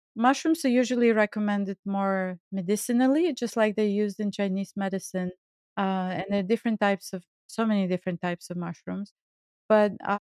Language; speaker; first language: English; non-native, fluent; Bulgarian